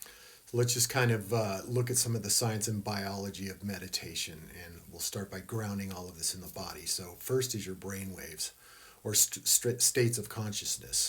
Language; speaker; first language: English; native; English